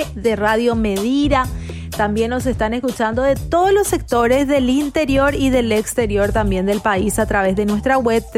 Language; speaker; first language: Spanish; native; Spanish